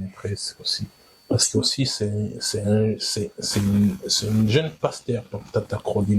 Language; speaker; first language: French; non-native, fluent; Kinyarwanda